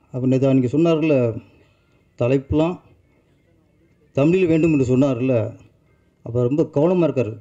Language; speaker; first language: Tamil; native; Tamil